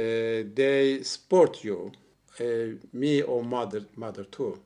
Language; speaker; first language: English; non-native, learner; Turkish